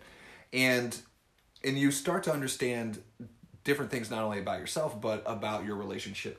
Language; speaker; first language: English; native; English